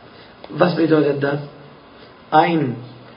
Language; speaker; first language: German; non-native, fluent; Arabic